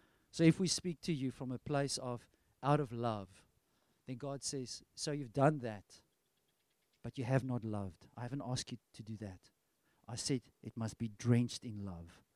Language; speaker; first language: English; non-native, local second language; Afrikaans